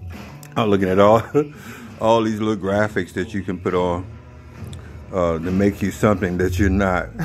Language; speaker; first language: English; native; English